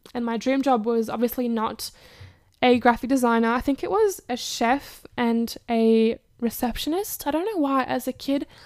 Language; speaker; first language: English; early bilingual, other home language; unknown